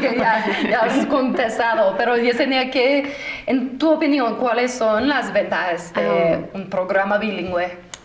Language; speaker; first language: Spanish; non-native, fluent; English